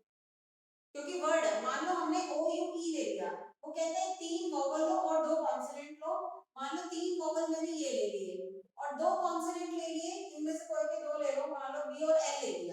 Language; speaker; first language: Hindi; native; Hindi